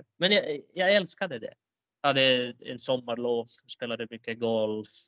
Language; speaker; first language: Swedish; non-native, local second language; Finnish